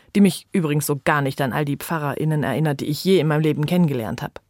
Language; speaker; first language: German; early bilingual, other home language; French